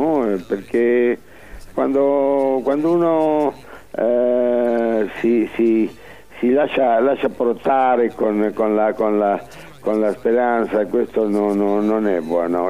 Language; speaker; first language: Italian; early bilingual, heritage; Spanish